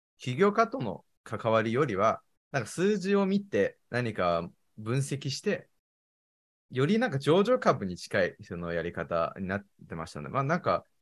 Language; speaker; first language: Japanese; non-native, fluent; Chinese